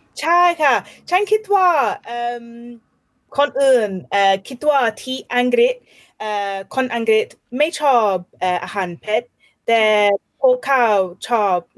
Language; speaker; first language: Thai; non-native, learner; English